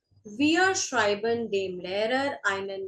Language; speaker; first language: German; non-native, fluent; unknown